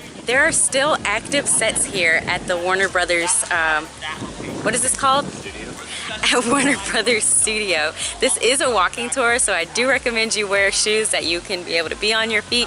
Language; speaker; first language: English; native; English